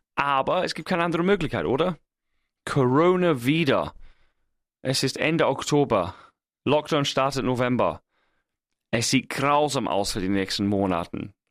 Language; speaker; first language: German; non-native, fluent; English